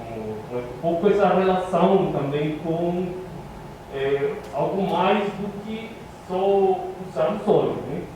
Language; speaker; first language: Portuguese; non-native, fluent; Spanish